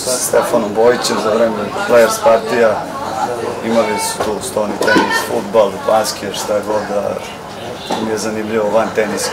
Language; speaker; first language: Serbian; native; Serbian